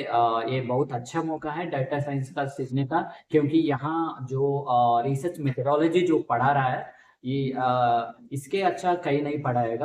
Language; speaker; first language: Hindi; non-native, local second language; Telugu